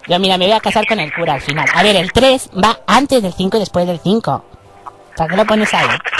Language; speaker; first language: Spanish; native; Spanish